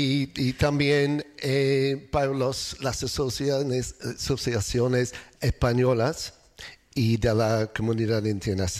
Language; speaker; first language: Spanish; non-native, learner; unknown